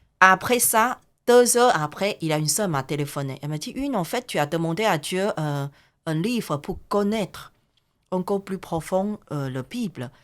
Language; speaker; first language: French; non-native, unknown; Chinese